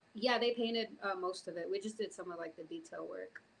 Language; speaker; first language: English; native; English